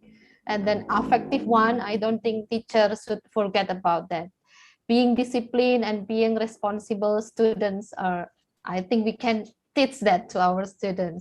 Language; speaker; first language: English; non-native, fluent; Indonesian